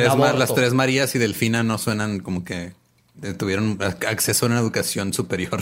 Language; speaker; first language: Spanish; native; Spanish